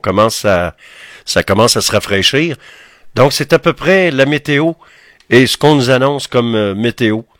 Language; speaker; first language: French; native; French